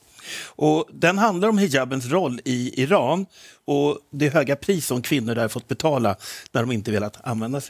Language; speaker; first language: Swedish; native; Swedish